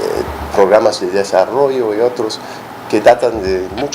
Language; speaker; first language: Spanish; non-native, fluent; English